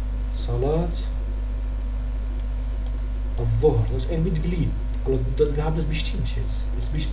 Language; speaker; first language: German; non-native, learner; Arabic